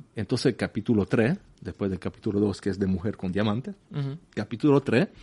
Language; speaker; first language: Spanish; non-native, fluent; French